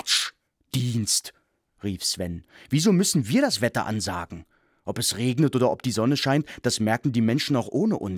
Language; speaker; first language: German; native; German